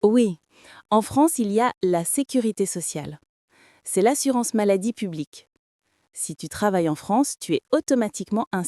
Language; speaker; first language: French; non-native, fluent; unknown